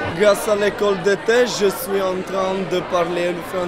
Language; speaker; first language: French; non-native, learner; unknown